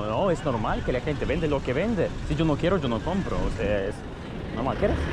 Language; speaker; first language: Spanish; non-native, fluent; German